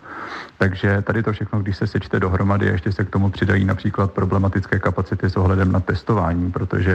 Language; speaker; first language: Czech; native; Czech